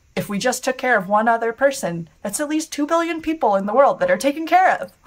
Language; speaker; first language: English; native; English